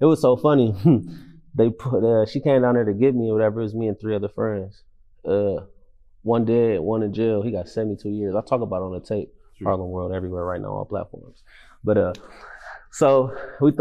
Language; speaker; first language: English; native; English